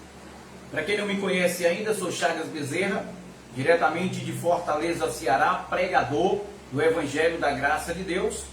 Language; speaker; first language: Portuguese; native; Portuguese